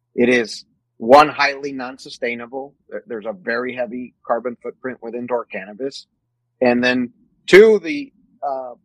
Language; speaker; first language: English; non-native, fluent; Spanish